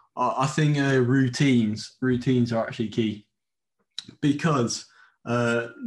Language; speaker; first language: English; non-native, fluent; Spanish